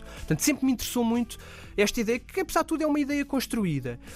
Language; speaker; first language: Portuguese; native; Portuguese